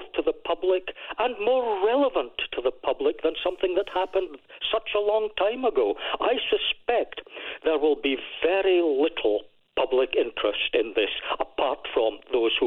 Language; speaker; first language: English; native; English